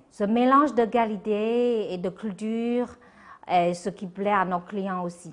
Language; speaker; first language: French; non-native, fluent; Chinese